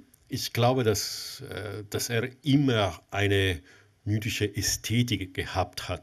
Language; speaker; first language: German; non-native, fluent; Italian